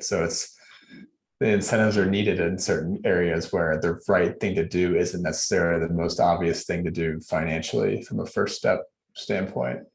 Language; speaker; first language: English; native; English